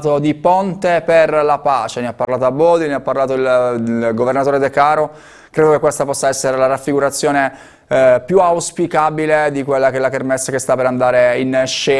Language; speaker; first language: Italian; native; Italian